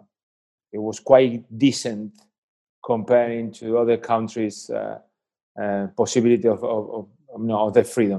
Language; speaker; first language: English; non-native, fluent; Spanish